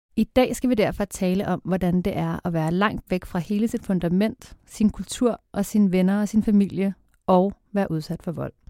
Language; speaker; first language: Danish; native; Danish